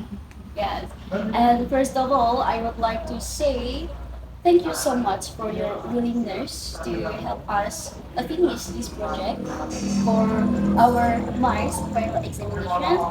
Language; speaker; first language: English; non-native, learner; Indonesian